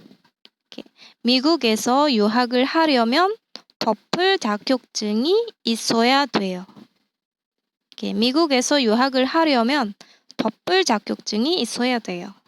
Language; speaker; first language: Korean; non-native, fluent; Indonesian